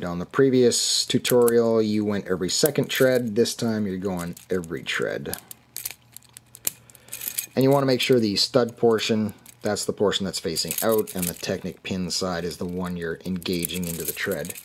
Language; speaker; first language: English; native; English